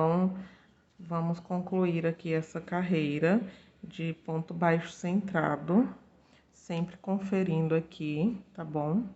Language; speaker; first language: Portuguese; native; Portuguese